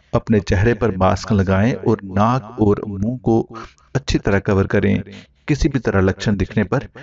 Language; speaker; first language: Hindi; native; Hindi